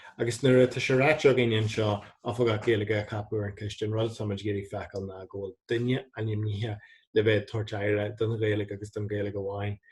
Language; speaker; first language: Irish; non-native, local second language; English